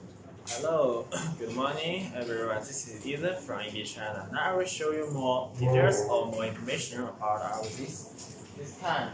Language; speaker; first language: English; non-native, learner; Chinese